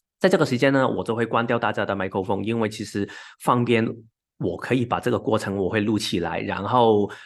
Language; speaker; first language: Chinese; non-native, local second language; Cantonese